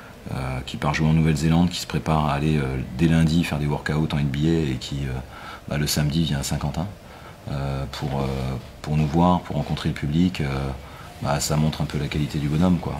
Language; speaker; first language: French; native; French